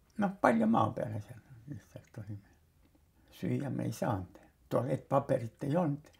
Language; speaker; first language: Estonian; native; Estonian